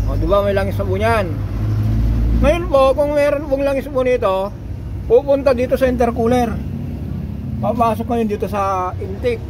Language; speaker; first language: Filipino; native; Filipino